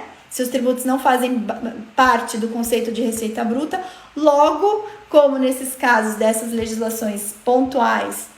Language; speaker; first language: Portuguese; native; Portuguese